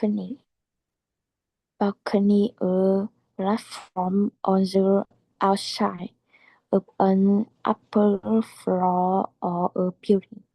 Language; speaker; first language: English; non-native, learner; Chinese